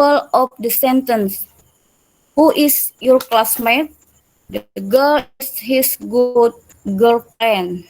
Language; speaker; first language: English; non-native, learner; Indonesian